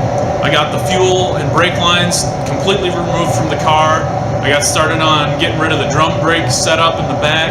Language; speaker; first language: English; native; English